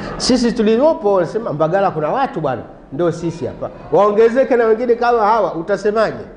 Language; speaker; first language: Swahili; native; Swahili